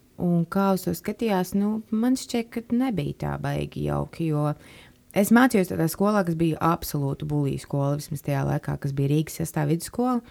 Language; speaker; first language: Latvian; native; Latvian